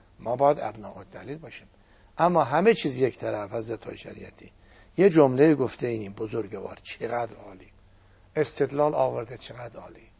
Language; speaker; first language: Persian; non-native, local second language; Azerbaijani